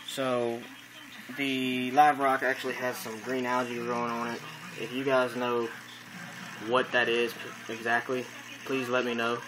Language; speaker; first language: English; native; English